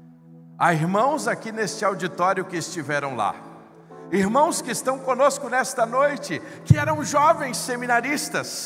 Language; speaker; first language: Portuguese; native; Portuguese